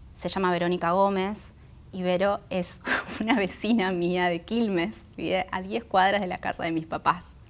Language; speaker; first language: Spanish; non-native, local second language; Guarani